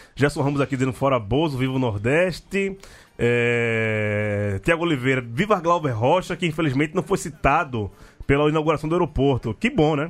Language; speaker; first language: Portuguese; native; Portuguese